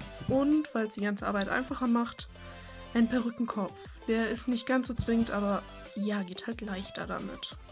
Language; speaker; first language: German; native; German